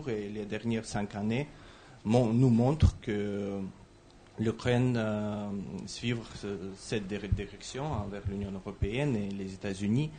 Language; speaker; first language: French; non-native, fluent; Russian